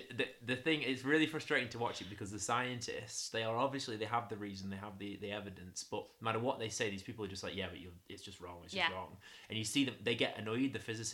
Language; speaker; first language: English; native; English